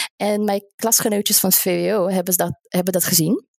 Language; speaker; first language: Dutch; non-native, fluent; Russian